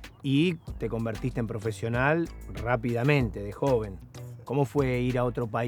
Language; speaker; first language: Spanish; native; Spanish